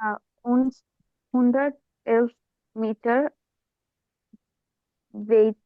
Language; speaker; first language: German; non-native, learner; Bangla